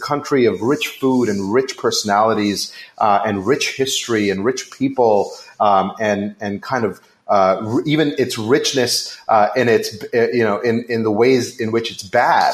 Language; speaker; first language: English; non-native, local second language; Hindi